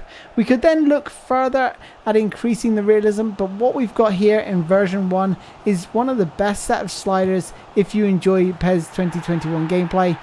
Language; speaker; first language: English; native; English